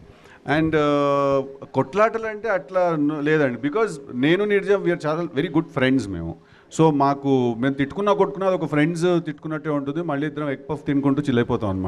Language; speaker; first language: Telugu; native; Telugu